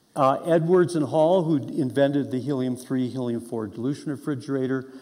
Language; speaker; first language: English; native; English